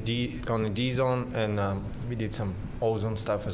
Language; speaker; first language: English; non-native, fluent; Russian